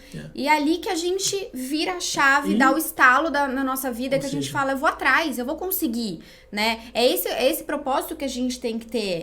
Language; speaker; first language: Portuguese; native; Portuguese